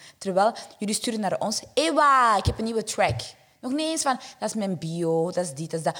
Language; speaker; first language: Dutch; early bilingual, other home language; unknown